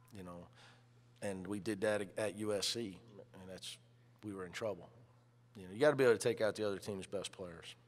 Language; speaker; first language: English; native; English